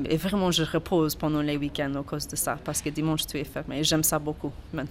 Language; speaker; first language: French; non-native, learner; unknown